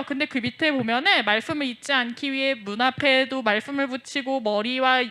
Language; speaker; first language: Korean; native; Korean